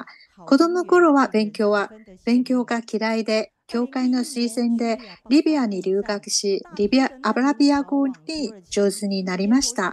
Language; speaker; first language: Japanese; non-native, fluent; Chinese